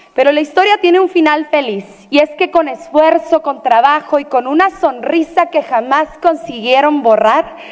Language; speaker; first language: Spanish; native; Spanish